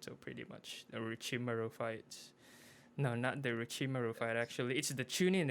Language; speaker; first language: English; non-native, local second language; Filipino